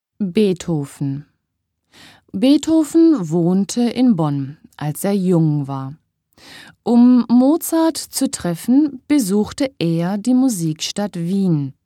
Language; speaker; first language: German; native; German